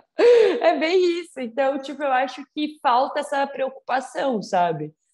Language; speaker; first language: Portuguese; native; Portuguese